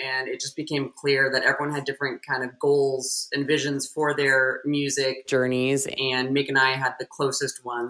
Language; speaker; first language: English; native; English